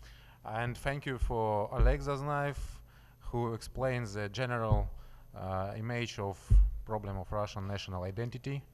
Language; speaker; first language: English; non-native, learner; Russian